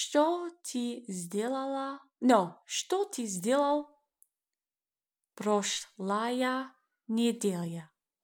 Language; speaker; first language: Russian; non-native, learner; English